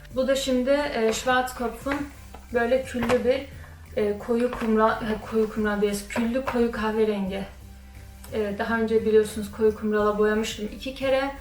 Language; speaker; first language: Turkish; early bilingual, other home language; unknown